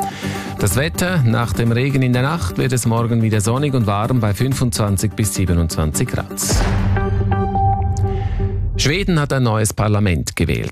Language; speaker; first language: German; native; German